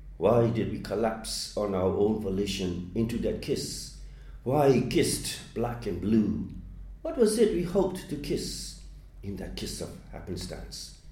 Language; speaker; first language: English; non-native, fluent; Burmese